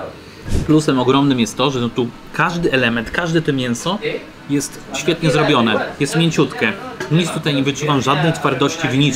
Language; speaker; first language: Polish; native; Polish